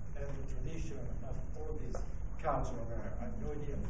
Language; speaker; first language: English; non-native, learner; Italian